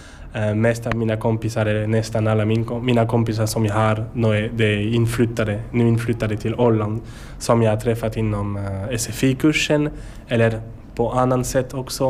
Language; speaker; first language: Swedish; non-native, learner; French